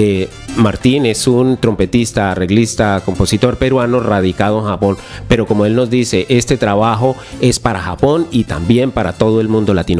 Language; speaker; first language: Spanish; native; Spanish